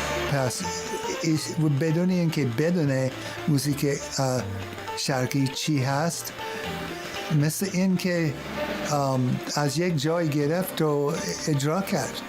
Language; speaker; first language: Persian; non-native, fluent; English